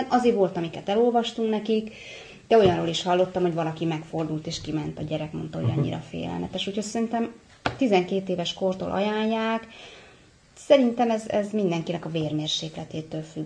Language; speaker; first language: Hungarian; native; Hungarian